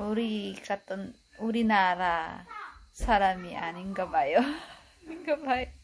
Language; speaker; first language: Korean; non-native, fluent; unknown